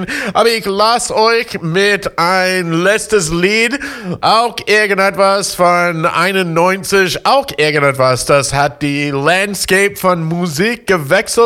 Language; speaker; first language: German; non-native, learner; English